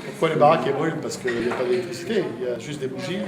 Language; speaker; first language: French; native; French